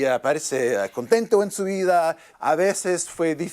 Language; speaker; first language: Spanish; non-native, learner; English